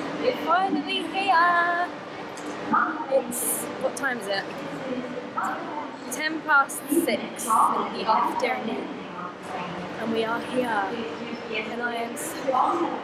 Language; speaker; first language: English; native; English